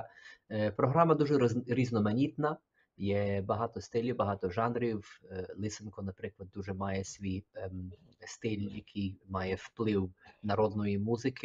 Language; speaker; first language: Ukrainian; early bilingual, heritage; Ukrainian